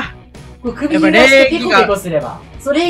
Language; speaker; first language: Japanese; native; Japanese